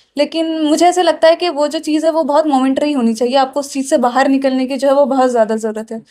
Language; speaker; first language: Hindi; non-native, local second language; Urdu